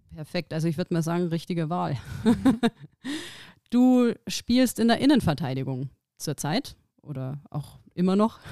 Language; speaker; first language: German; native; German